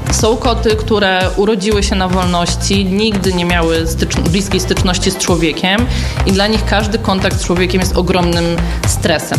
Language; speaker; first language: Polish; native; Polish